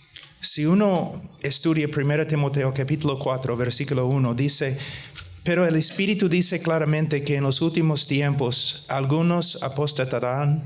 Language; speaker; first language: Spanish; non-native, fluent; English